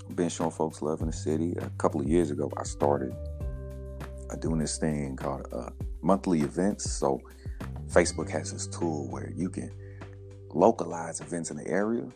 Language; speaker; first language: English; native; English